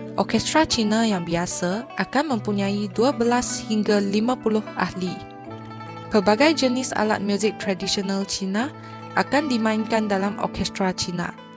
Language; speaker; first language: Malay; non-native, local second language; Chinese